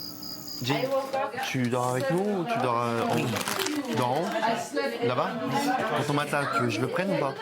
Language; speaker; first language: French; native; French